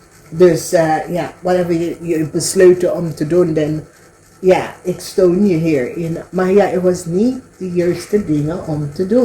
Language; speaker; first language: Dutch; non-native, learner; English